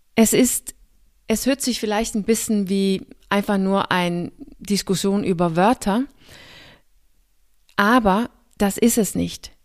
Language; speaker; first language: German; non-native, fluent; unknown